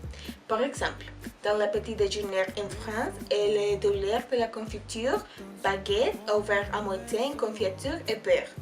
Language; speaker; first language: French; non-native, learner; Spanish